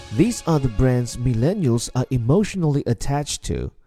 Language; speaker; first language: English; non-native, fluent; Chinese